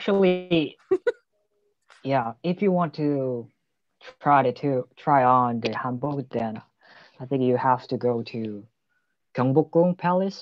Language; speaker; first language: English; non-native, learner; Korean